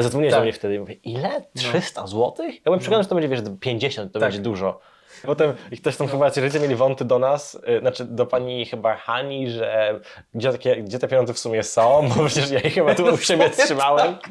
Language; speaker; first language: Polish; native; Polish